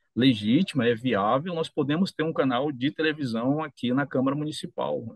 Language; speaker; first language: Portuguese; native; Portuguese